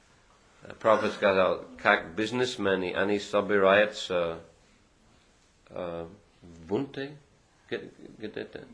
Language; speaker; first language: Russian; non-native, fluent; English